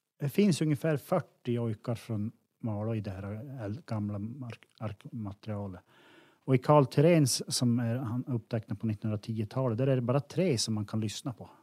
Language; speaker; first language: Swedish; native; Swedish